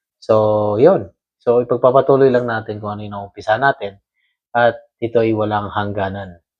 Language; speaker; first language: Filipino; non-native, local second language; Cebuano